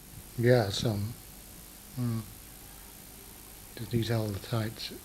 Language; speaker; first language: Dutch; non-native, learner; English